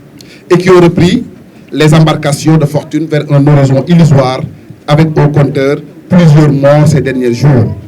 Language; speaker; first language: French; non-native, local second language; Wolof